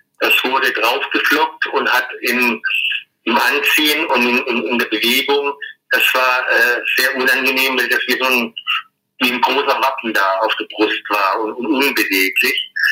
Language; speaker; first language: German; native; German